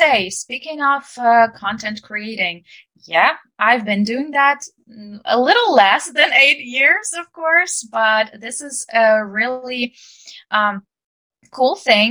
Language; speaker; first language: English; non-native, fluent; Ukrainian